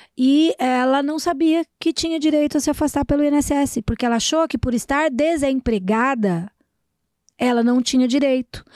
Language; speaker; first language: Portuguese; native; Portuguese